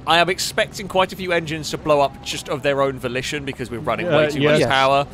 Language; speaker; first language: English; native; English